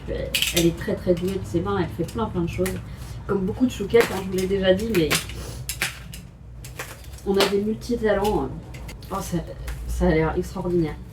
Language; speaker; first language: French; native; French